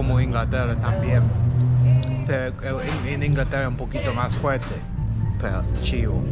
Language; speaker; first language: Spanish; non-native, learner; English